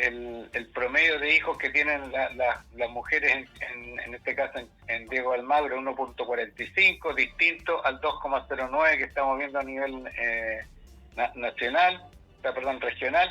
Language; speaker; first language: Spanish; native; Spanish